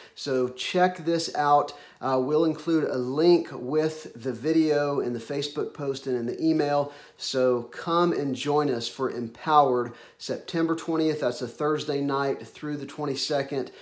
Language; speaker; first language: English; native; English